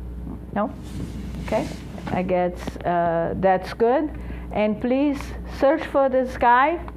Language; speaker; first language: English; non-native, fluent; Portuguese